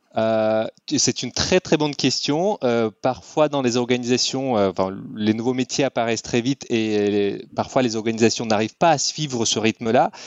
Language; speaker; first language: French; non-native, fluent; Russian